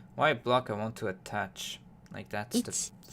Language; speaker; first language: English; non-native, fluent; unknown